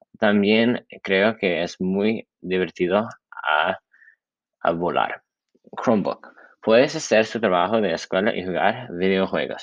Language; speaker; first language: Spanish; non-native, learner; English